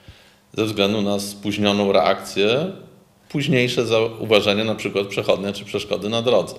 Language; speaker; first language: Polish; native; Polish